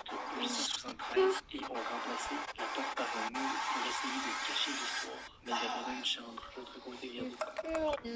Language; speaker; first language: French; native; French